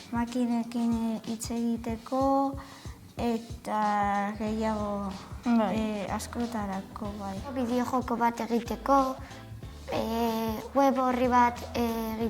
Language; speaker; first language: Basque; non-native, local second language; Spanish